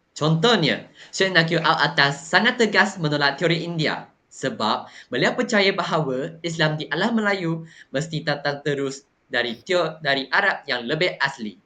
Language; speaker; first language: Malay; non-native, local second language; Chinese